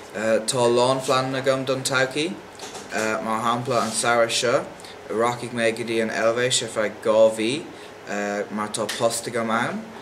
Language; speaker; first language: Irish; non-native, local second language; English